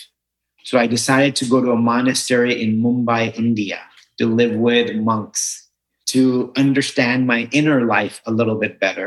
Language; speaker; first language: English; native; English